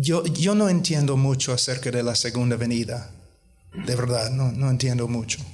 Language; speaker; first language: Spanish; non-native, fluent; English